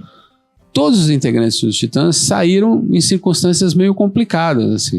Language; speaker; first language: Portuguese; native; Portuguese